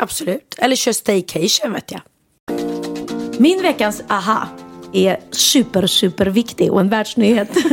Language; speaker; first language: Swedish; native; Swedish